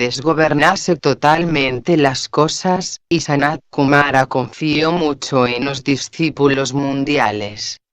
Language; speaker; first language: Spanish; native; Spanish